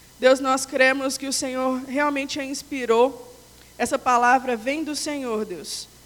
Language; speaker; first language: Portuguese; native; Portuguese